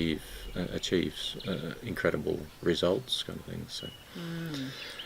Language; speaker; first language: English; native; English